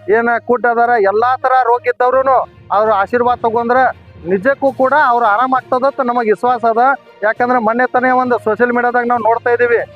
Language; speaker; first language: Kannada; native; Kannada